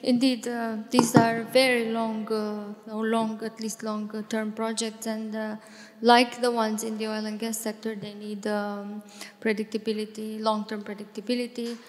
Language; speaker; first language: English; non-native, fluent; Romanian